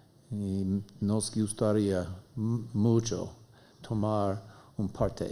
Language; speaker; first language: Spanish; non-native, learner; English